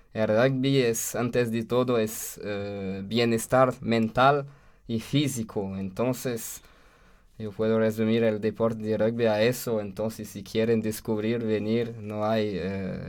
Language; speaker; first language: Spanish; non-native, fluent; French